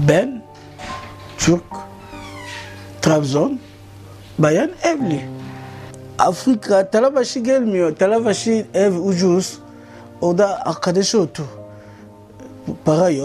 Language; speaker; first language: Turkish; non-native, learner; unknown